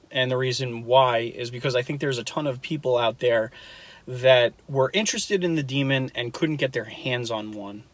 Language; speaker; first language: English; native; English